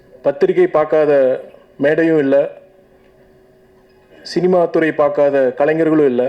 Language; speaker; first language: Tamil; native; Tamil